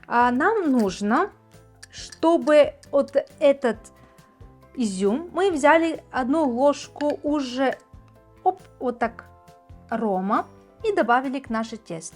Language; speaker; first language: Russian; non-native, fluent; Bulgarian